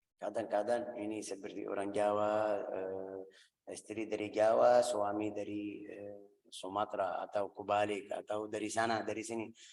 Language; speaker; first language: Indonesian; non-native, fluent; Arabic